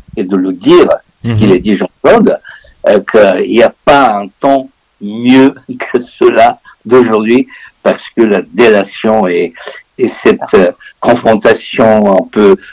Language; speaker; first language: French; non-native, fluent; Bulgarian